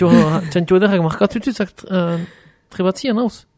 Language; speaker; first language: Basque; native; Basque